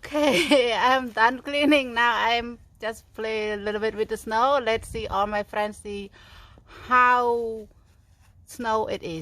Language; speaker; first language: English; non-native, fluent; Khmer